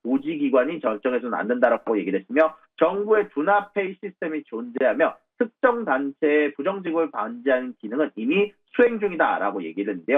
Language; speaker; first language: Korean; native; Korean